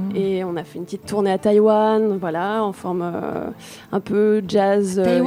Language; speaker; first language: French; native; French